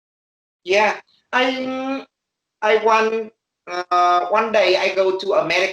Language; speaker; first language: English; non-native, learner; Vietnamese